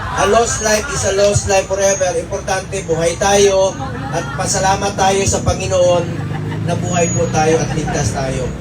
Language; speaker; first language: Filipino; non-native, local second language; Cebuano